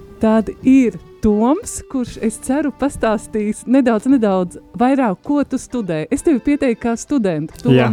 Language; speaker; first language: Latvian; native; Latvian